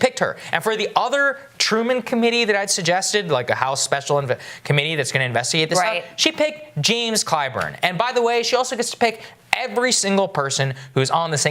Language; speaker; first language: English; native; English